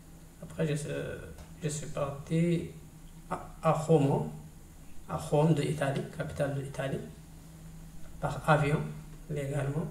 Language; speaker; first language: French; non-native, learner; Tigrinya